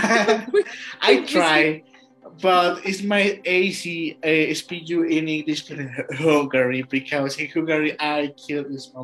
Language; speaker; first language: English; non-native, learner; Spanish